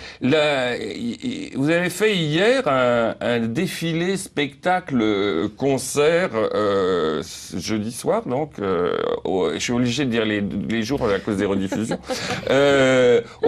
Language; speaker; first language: French; native; French